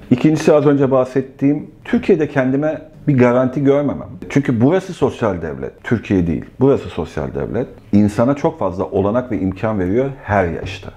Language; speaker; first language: Turkish; native; Turkish